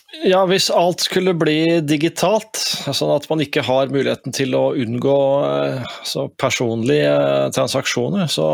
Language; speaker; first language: Norwegian; native; Norwegian